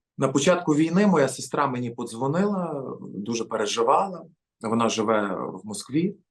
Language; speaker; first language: Ukrainian; native; Ukrainian